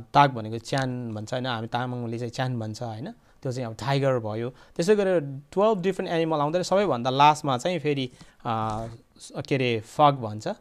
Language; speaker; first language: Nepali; non-native, local second language; Eastern Tamang